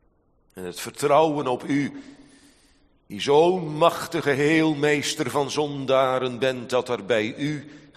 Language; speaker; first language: Dutch; native; Dutch